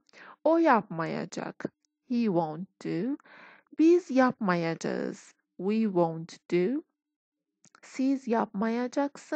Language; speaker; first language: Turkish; non-native, fluent; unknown